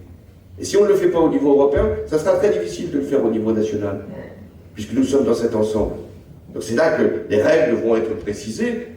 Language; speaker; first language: French; native; French